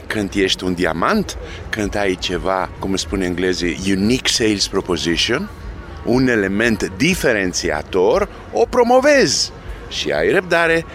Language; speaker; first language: Romanian; non-native, fluent; Greek